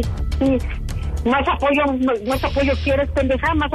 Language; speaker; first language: Spanish; native; Spanish